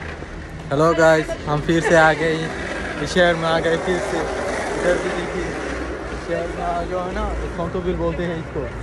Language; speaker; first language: Hindi; non-native, learner; Bangla